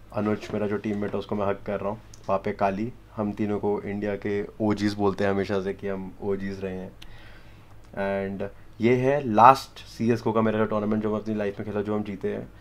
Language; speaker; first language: Hindi; native; Hindi